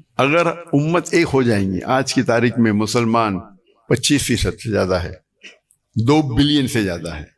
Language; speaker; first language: Urdu; non-native, local second language; English